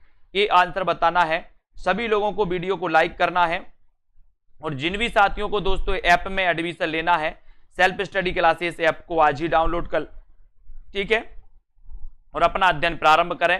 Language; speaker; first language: Hindi; native; Hindi